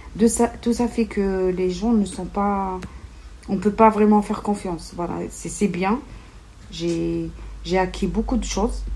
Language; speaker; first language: French; non-native, local second language; Kabyle